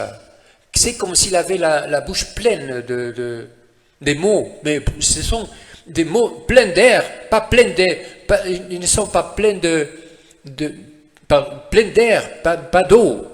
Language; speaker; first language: French; non-native, fluent; Spanish